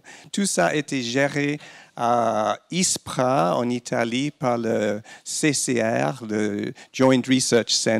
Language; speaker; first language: French; non-native, fluent; English